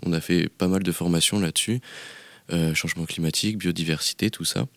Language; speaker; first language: French; native; French